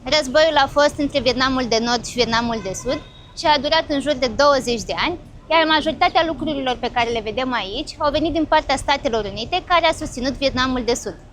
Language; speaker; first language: Romanian; native; Romanian